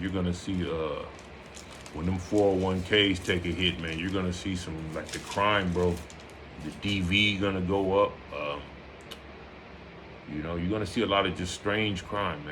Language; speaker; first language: English; native; English